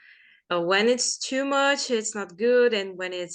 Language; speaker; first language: English; non-native, fluent; Portuguese